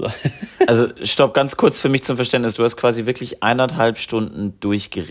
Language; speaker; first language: German; native; German